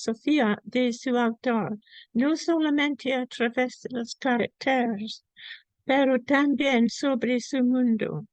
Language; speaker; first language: Spanish; non-native, fluent; English